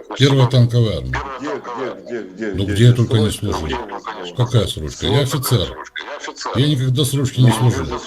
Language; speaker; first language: Russian; native; Russian